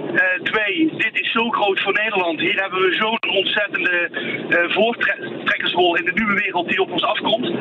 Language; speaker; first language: Dutch; native; Dutch